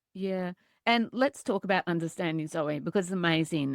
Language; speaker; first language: English; native; English